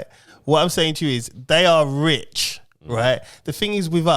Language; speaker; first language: English; native; English